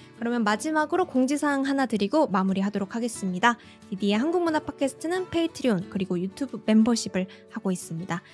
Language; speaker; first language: Korean; native; Korean